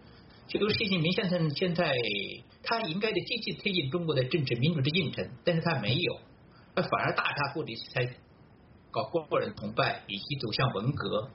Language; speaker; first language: Chinese; native; Chinese